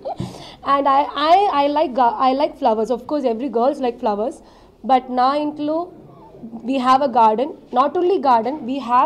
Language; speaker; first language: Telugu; non-native, learner; Malayalam